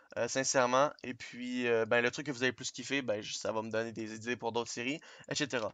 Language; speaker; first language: French; native; French